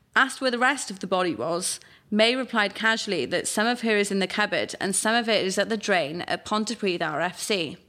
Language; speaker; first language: English; native; English